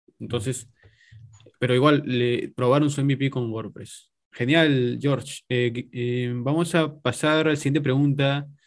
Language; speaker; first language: Spanish; native; Spanish